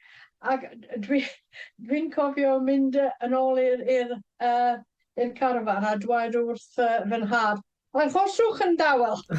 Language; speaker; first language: Welsh; non-native, fluent; English